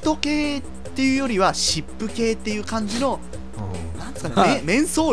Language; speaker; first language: Japanese; native; Japanese